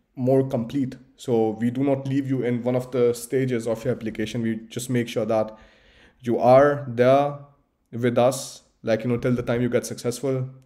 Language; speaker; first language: English; non-native, local second language; Hindi